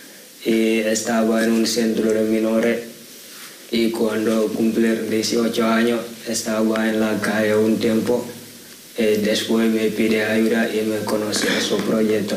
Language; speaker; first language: Spanish; non-native, learner; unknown